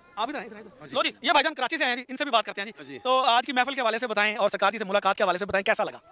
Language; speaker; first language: Urdu; non-native, local second language; Punjabi